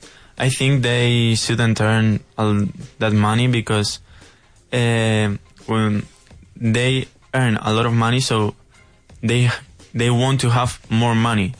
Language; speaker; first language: English; non-native, learner; Spanish